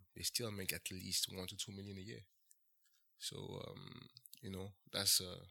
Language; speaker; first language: English; early bilingual, heritage; French